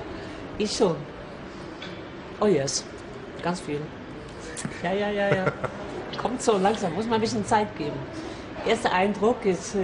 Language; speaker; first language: German; non-native, fluent; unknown